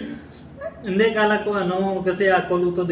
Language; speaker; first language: Filipino; non-native, learner; Punjabi